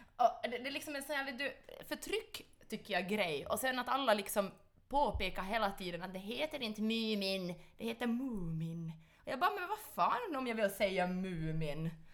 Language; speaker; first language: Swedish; native; Swedish